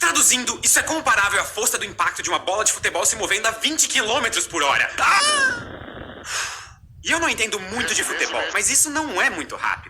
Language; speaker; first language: Portuguese; native; Portuguese